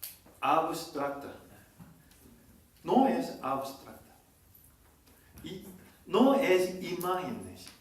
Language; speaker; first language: Spanish; non-native, learner; Korean